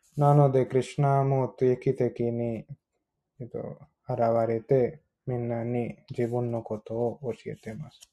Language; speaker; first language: Japanese; non-native, learner; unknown